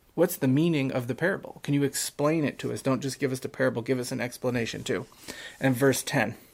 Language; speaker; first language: English; native; English